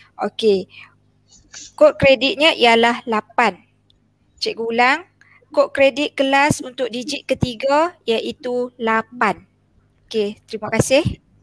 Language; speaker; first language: Malay; native; Malay